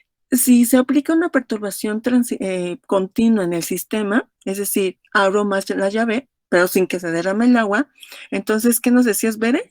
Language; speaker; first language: Spanish; native; Spanish